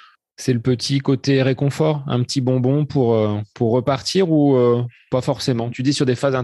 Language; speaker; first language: French; native; French